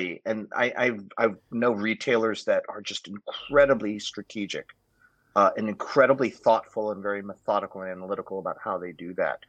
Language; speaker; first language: English; native; English